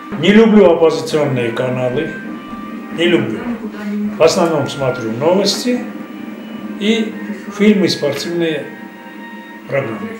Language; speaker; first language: Russian; native; Russian